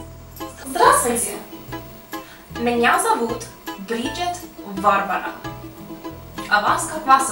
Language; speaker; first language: Russian; non-native, learner; English